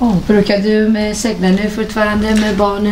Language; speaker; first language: Swedish; non-native, fluent; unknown